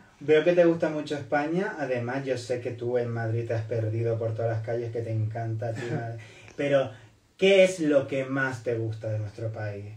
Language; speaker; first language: Spanish; native; Spanish